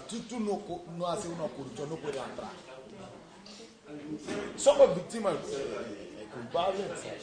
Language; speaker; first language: Spanish; non-native, learner; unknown